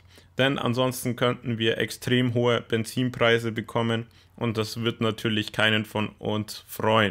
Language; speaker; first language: German; native; German